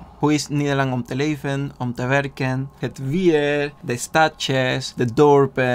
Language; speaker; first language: Dutch; non-native, learner; Spanish